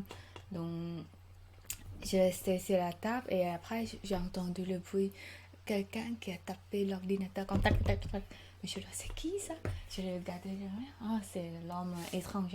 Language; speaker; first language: French; non-native, learner; Khmer